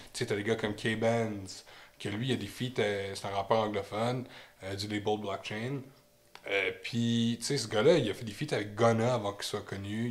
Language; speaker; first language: French; native; French